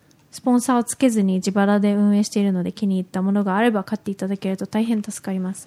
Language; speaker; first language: Japanese; native; Japanese